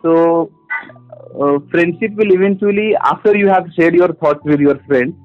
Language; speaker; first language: English; non-native, local second language; Marathi